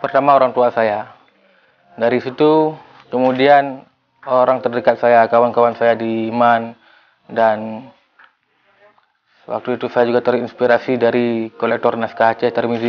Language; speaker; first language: Indonesian; non-native, local second language; Achinese